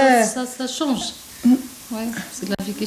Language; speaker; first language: French; non-native, local second language; Arabic